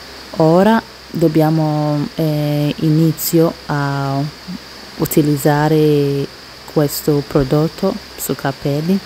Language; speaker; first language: Italian; non-native, learner; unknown